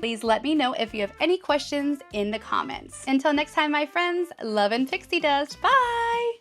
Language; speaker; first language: English; native; English